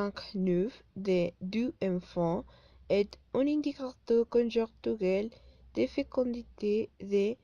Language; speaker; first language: French; non-native, learner; Spanish